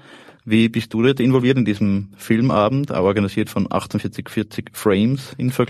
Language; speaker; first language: German; native; German